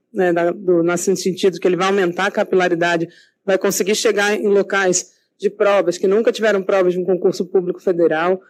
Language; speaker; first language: Portuguese; native; Portuguese